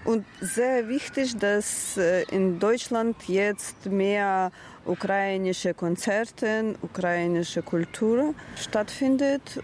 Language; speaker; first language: German; non-native, learner; Ukrainian